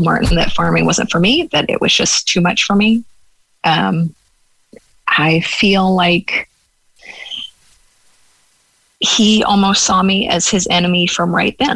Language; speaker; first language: English; native; English